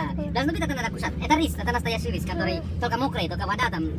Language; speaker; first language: Russian; non-native, learner; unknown